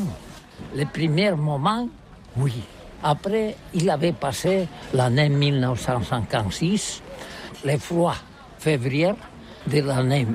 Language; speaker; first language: French; non-native, learner; Catalan